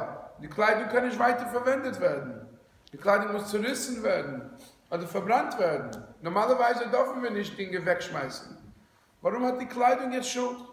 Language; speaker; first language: German; non-native, fluent; English